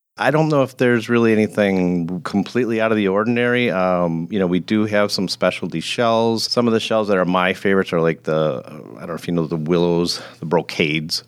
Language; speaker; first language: English; native; English